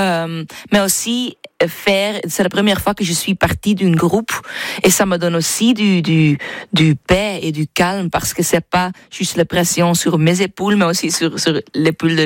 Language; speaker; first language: French; non-native, learner; Dutch